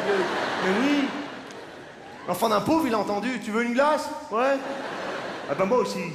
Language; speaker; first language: French; native; French